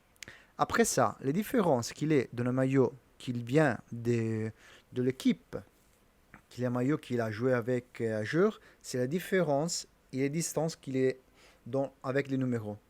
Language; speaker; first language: French; non-native, learner; Italian